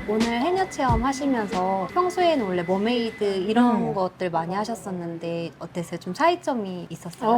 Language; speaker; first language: Korean; native; Korean